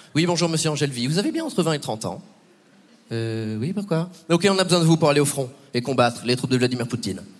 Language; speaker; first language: French; native; French